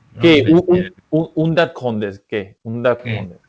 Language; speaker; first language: Georgian; non-native, learner; English